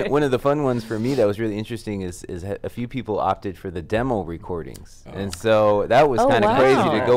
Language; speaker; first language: English; native; English